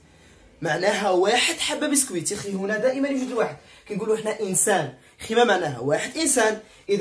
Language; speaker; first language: Arabic; native; Arabic